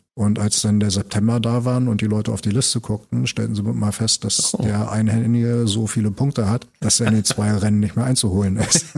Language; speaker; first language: German; native; German